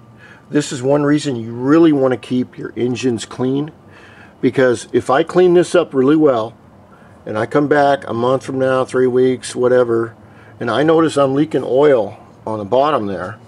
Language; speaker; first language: English; native; English